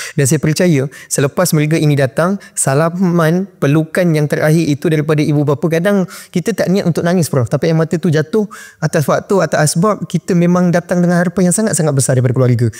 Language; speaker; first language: Malay; native; Malay